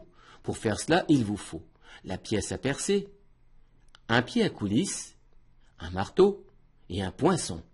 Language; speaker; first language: French; native; French